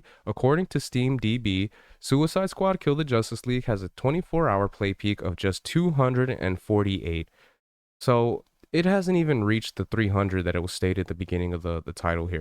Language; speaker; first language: English; native; English